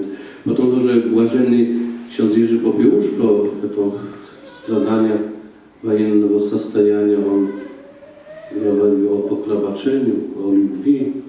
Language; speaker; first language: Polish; non-native, learner; Russian